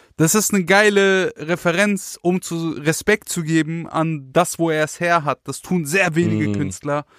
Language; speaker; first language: German; native; German